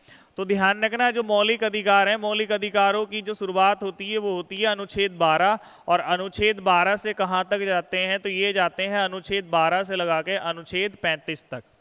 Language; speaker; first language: Hindi; native; Hindi